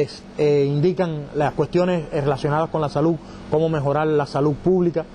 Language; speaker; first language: Spanish; native; Spanish